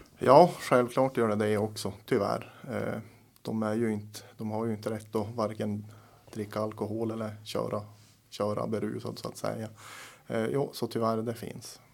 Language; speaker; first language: Swedish; native; Swedish